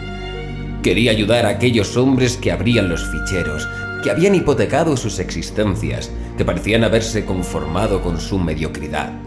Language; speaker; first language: Spanish; native; Spanish